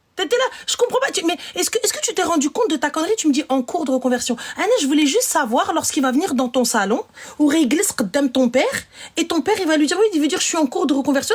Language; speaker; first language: French; early bilingual, other home language; Arabic